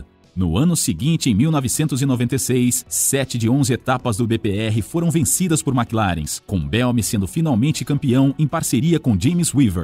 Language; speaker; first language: Portuguese; native; Portuguese